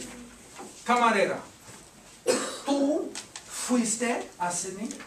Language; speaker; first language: Spanish; non-native, fluent; English